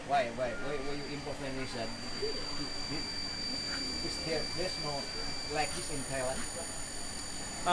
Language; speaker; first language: English; non-native, learner; Indonesian